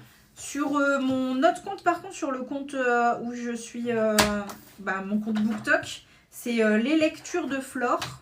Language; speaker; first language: French; native; French